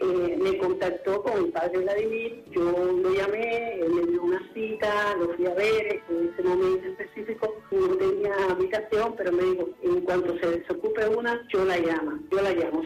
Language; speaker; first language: Spanish; native; Spanish